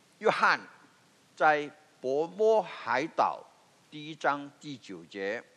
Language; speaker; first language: Chinese; non-native, local second language; Cantonese